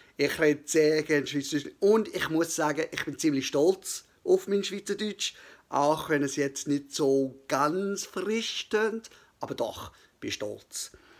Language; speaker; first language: German; non-native, fluent; English